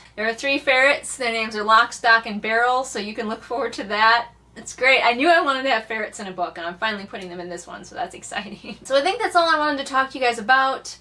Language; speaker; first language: English; native; English